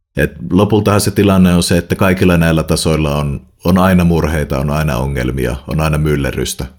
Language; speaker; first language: Finnish; native; Finnish